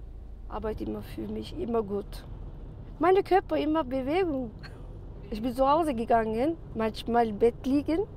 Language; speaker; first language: German; non-native, learner; Turkish